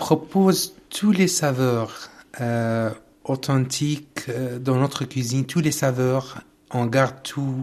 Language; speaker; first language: French; non-native, learner; Arabic